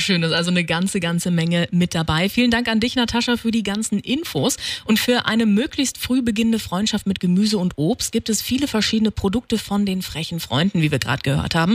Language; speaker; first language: German; native; German